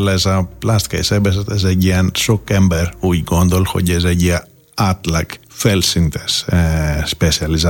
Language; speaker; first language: Hungarian; non-native, fluent; Greek